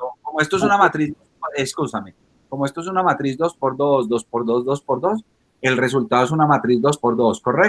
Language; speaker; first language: Spanish; native; Spanish